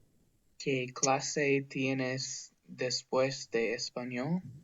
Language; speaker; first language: Spanish; non-native, learner; English